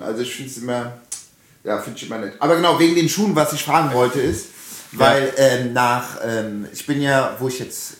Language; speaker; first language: German; native; German